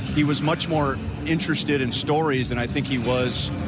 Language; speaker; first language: English; native; English